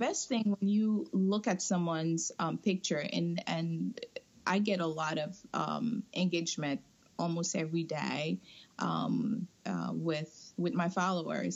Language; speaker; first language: English; non-native, fluent; Haitian Creole